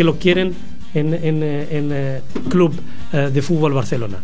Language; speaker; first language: Spanish; non-native, fluent; Arabic